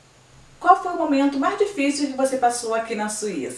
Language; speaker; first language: Portuguese; native; Portuguese